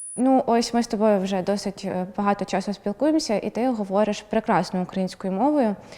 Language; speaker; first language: Ukrainian; native; Ukrainian